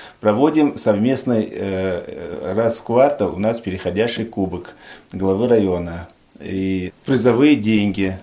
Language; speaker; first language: Russian; non-native, local second language; Tajik